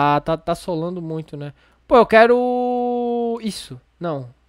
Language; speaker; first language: Portuguese; native; Portuguese